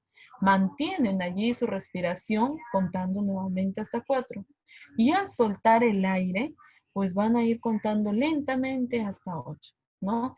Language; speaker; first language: Spanish; native; Spanish